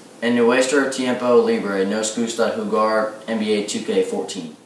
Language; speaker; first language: Spanish; non-native, learner; English